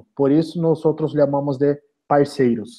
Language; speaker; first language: Spanish; non-native, learner; Portuguese